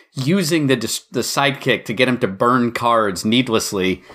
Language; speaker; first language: English; native; English